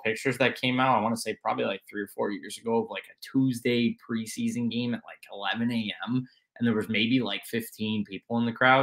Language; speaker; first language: English; native; English